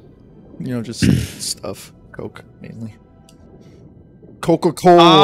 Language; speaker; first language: English; native; English